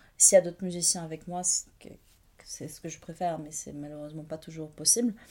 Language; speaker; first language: French; non-native, fluent; Portuguese